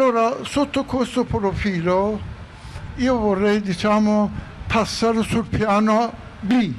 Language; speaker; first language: Italian; non-native, fluent; Persian